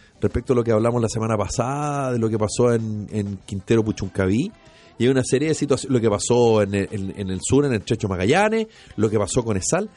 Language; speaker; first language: Spanish; native; Spanish